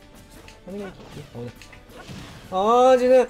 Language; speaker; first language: Japanese; native; Japanese